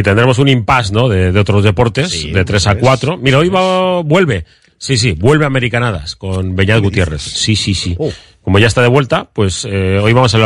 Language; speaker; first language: Spanish; native; Spanish